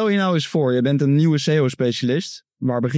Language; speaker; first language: Dutch; native; Dutch